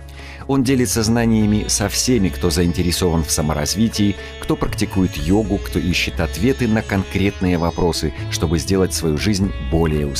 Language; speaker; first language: Russian; native; Russian